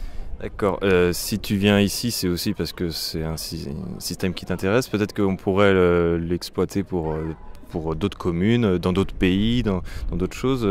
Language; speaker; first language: French; native; French